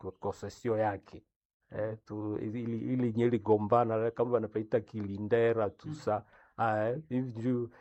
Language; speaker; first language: Swahili; non-native, local second language; Nande